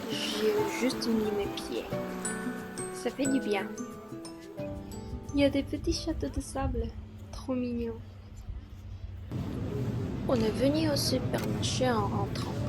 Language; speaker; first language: French; non-native, fluent; Korean